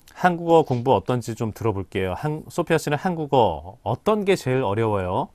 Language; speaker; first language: Korean; native; Korean